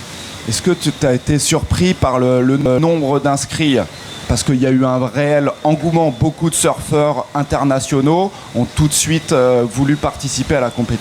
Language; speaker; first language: French; native; French